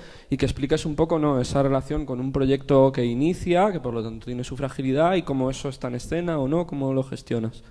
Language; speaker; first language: Spanish; native; Spanish